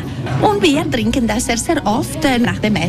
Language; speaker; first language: German; non-native, local second language; Italian